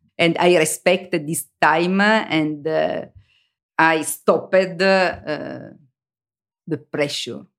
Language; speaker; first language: English; non-native, learner; Italian